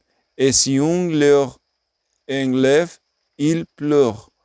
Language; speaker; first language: French; non-native, learner; English